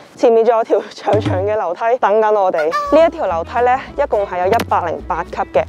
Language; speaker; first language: Chinese; non-native, local second language; Cantonese